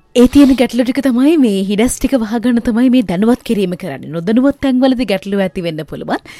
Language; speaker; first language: Sinhala; native; Sinhala